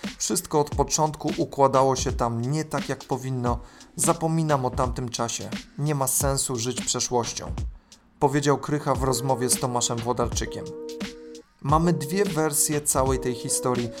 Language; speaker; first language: Polish; native; Polish